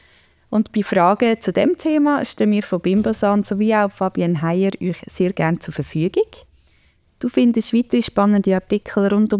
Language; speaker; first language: German; native; German